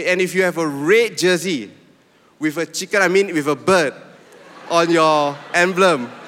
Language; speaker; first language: English; non-native, local second language; Min Nan Chinese